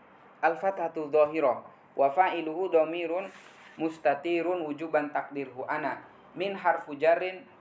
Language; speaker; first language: Arabic; non-native, fluent; Indonesian